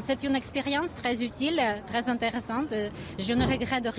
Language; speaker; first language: French; non-native, learner; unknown